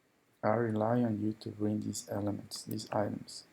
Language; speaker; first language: English; non-native, fluent; Spanish